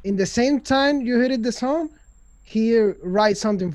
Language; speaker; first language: English; non-native, learner; Spanish